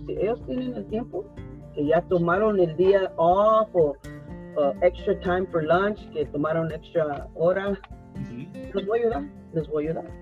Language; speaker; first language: Spanish; early bilingual, heritage; Spanish